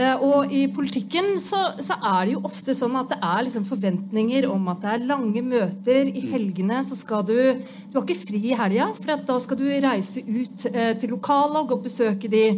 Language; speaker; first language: Norwegian; native; Norwegian